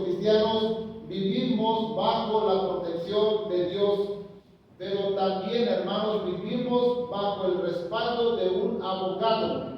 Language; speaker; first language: Spanish; native; Spanish